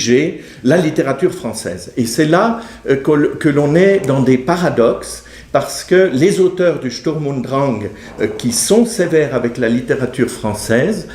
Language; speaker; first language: French; native; French